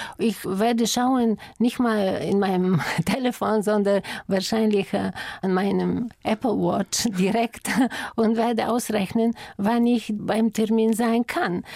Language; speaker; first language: German; non-native, fluent; Bulgarian